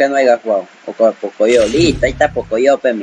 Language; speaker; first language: Spanish; native; Spanish